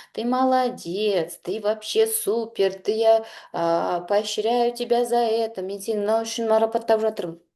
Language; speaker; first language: Russian; non-native, local second language; Kazakh